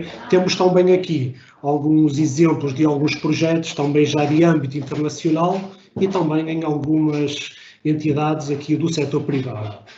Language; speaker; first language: Portuguese; native; Portuguese